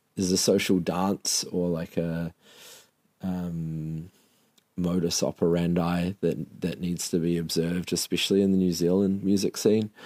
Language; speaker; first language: English; native; English